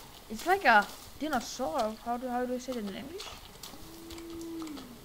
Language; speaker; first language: English; non-native, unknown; Dutch